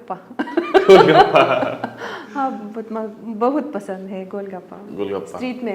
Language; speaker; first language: Hindi; non-native, learner; Lithuanian